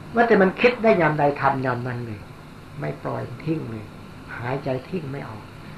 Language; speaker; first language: Thai; native; Thai